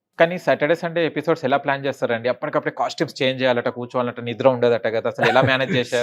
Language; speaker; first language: Telugu; native; Telugu